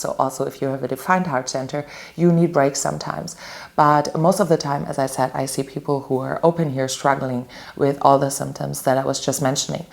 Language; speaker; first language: English; non-native, fluent; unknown